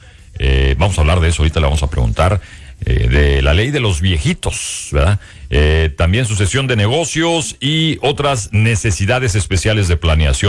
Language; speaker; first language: Spanish; native; Spanish